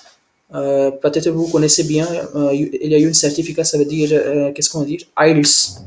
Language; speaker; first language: French; non-native, learner; Hindi